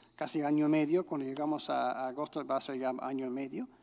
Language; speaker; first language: Spanish; non-native, fluent; English